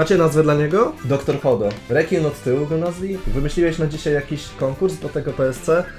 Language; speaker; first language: Polish; native; Polish